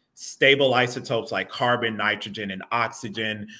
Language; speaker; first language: English; native; English